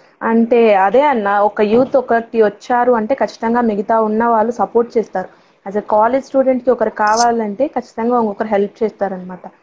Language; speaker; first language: Telugu; non-native, local second language; Tamil